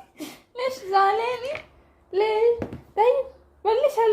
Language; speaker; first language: Arabic; non-native, learner; Oromo